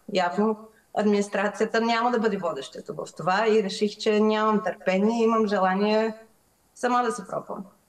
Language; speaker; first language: Bulgarian; early bilingual, heritage; Bulgarian